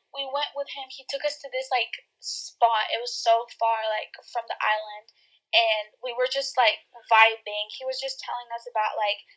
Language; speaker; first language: English; early bilingual, other home language; Spanish